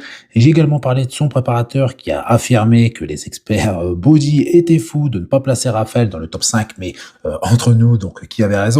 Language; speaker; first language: French; native; French